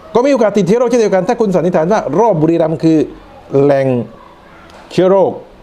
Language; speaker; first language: Thai; non-native, local second language; Northern Khmer